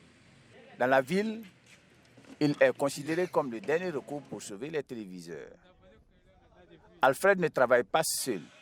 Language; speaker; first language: French; native; French